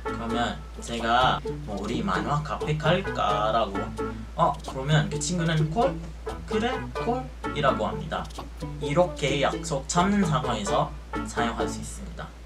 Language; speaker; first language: Korean; non-native, fluent; Filipino